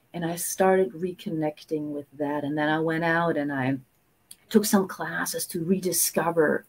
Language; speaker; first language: English; non-native, fluent; German